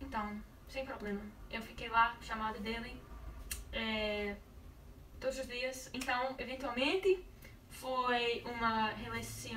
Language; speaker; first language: Portuguese; non-native, learner; English